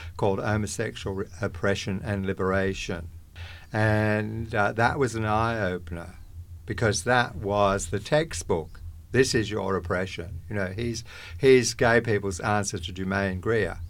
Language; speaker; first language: English; native; English